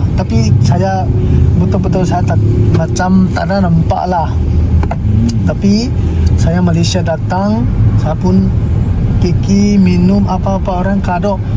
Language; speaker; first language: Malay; non-native, learner; Tedim Chin